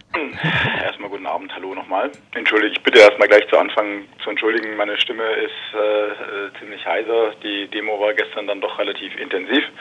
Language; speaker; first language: German; native; German